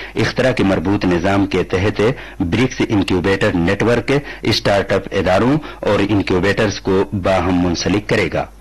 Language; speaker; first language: Urdu; native; Urdu